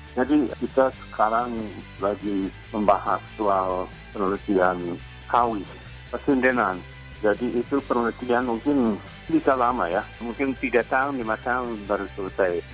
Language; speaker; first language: Indonesian; non-native, fluent; English